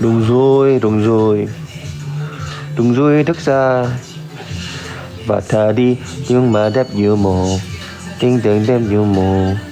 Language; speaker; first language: Vietnamese; non-native, learner; Korean